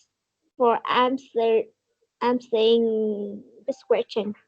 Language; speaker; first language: English; non-native, learner; Vietnamese